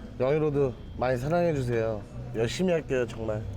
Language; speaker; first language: Korean; native; Korean